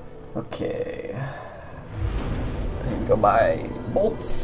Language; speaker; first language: English; native; English